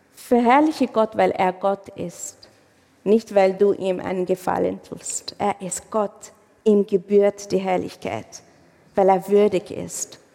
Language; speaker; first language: German; non-native, fluent; Arabic